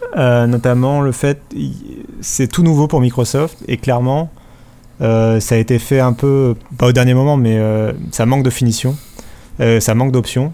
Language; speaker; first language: French; native; French